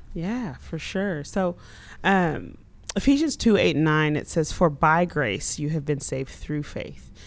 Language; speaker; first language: English; early bilingual, other home language; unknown